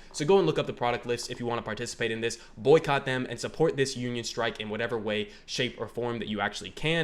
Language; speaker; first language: English; native; English